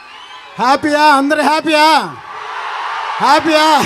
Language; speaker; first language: Telugu; native; Telugu